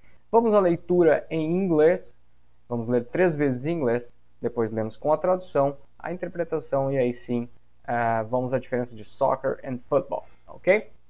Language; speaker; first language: Portuguese; native; Portuguese